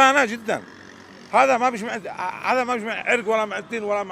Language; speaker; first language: Arabic; native; Arabic